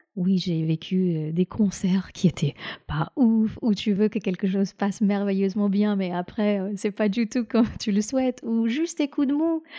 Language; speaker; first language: French; non-native, fluent; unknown